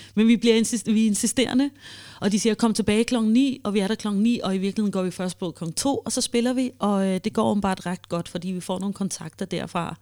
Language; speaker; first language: Danish; early bilingual, heritage; Danish